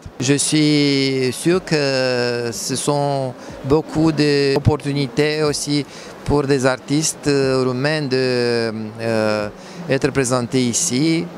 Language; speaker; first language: French; non-native, fluent; Romanian